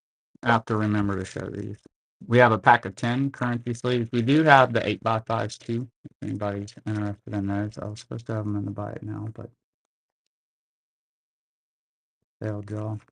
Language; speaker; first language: English; native; English